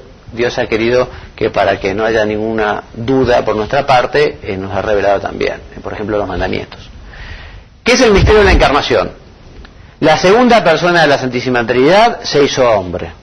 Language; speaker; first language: Spanish; native; Spanish